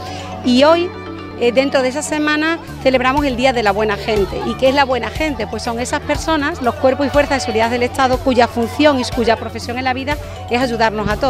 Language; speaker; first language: Spanish; native; Spanish